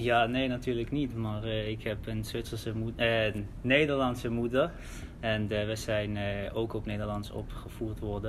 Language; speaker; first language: Dutch; early bilingual, heritage; German